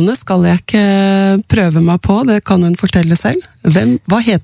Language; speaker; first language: Norwegian; native; Norwegian